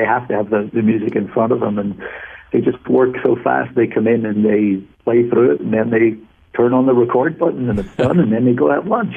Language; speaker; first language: English; native; English